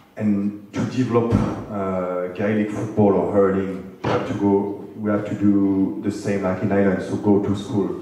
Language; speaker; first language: English; non-native, fluent; French